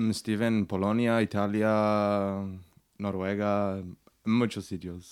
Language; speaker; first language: Spanish; non-native, learner; Portuguese